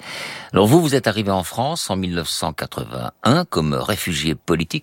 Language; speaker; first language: French; native; French